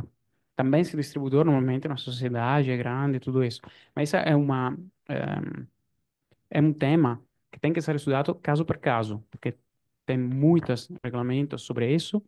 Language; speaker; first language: Portuguese; non-native, fluent; Italian